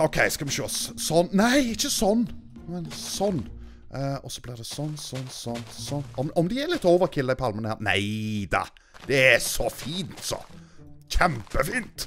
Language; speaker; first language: Norwegian; native; Norwegian